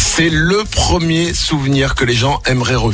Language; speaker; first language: French; native; French